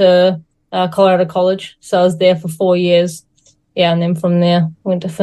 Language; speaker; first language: English; native; English